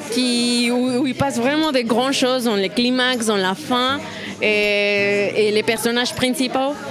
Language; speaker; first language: French; non-native, fluent; Spanish